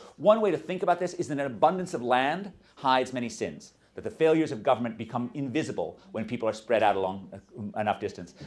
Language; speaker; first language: English; native; English